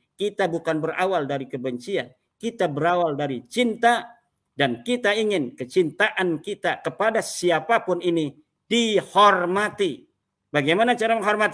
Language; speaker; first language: Indonesian; native; Indonesian